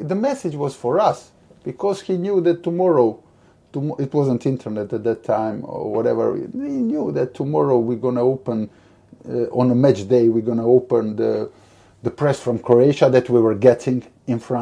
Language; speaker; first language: English; non-native, fluent; Croatian